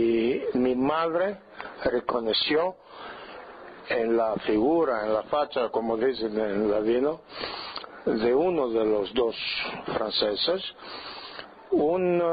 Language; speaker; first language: Spanish; non-native, fluent; Greek